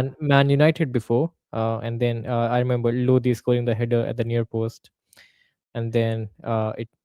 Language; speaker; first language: English; non-native, fluent; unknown